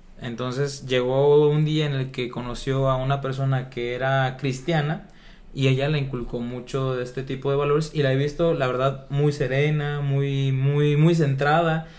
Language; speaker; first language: Spanish; native; Spanish